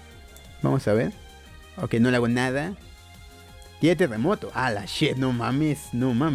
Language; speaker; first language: Spanish; native; Spanish